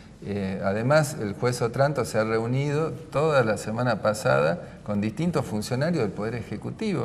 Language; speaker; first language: Spanish; native; Spanish